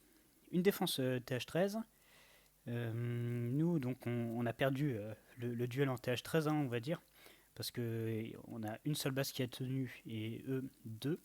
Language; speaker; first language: French; native; French